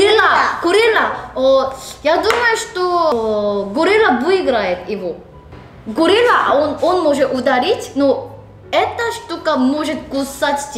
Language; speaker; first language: Russian; non-native, learner; Korean